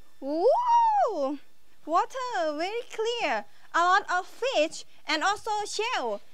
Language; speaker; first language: English; non-native, learner; Thai